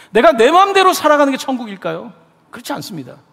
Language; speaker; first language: Korean; native; Korean